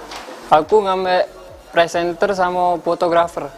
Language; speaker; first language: Indonesian; native; Indonesian